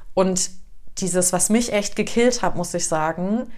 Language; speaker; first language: German; native; German